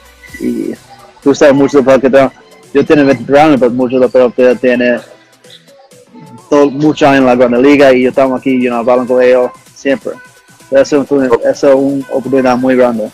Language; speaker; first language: Spanish; early bilingual, heritage; English